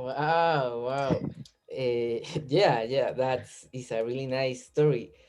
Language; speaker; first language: English; non-native, learner; Spanish